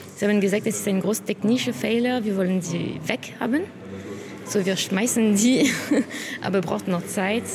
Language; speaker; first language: German; non-native, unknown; French